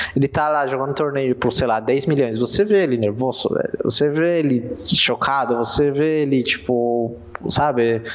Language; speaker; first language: Portuguese; non-native, fluent; Spanish